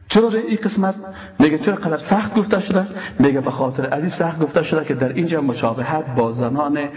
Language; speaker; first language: Persian; native; Persian